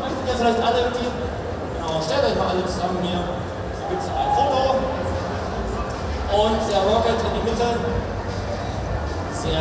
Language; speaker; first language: German; native; German